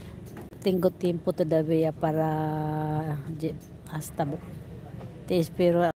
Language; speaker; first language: Spanish; non-native, learner; Filipino